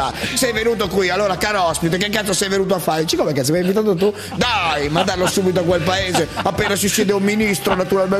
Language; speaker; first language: Italian; native; Italian